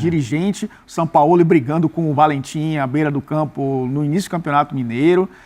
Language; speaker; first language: Portuguese; native; Portuguese